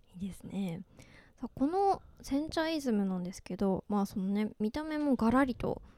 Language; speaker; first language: Japanese; native; Japanese